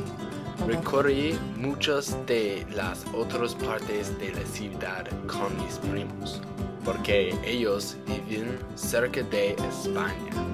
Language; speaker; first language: Spanish; non-native, learner; English